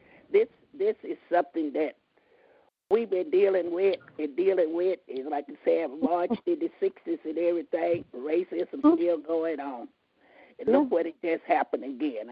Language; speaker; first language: English; native; English